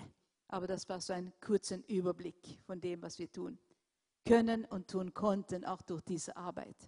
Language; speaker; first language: German; non-native, fluent; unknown